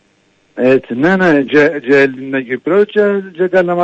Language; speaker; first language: Greek; non-native, local second language; Turkish